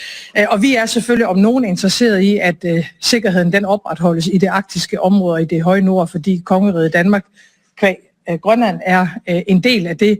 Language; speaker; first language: Danish; native; Danish